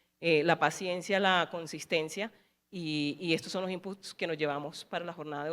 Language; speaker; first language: Spanish; native; Spanish